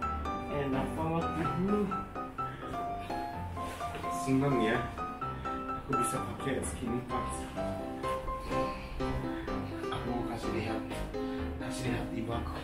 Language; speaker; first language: Indonesian; non-native, fluent; Japanese